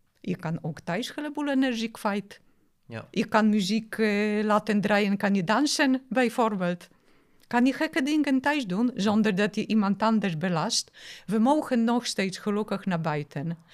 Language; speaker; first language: Dutch; non-native, fluent; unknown